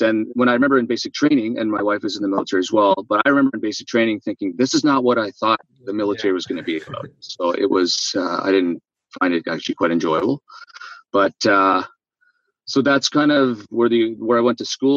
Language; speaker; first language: English; native; English